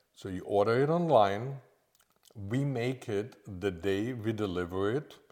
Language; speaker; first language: English; non-native, fluent; German